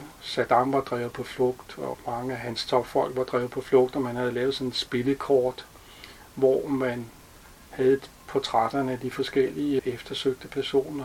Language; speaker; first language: Danish; native; Danish